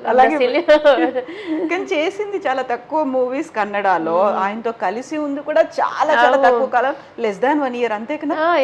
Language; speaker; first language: Telugu; native; Telugu